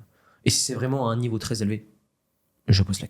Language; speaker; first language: French; native; French